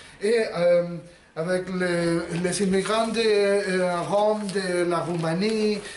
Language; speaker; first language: French; non-native, learner; Spanish